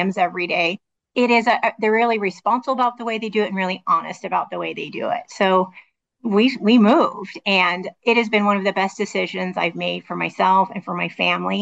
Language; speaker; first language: English; native; English